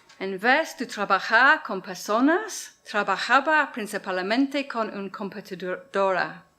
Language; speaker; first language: Spanish; non-native, learner; English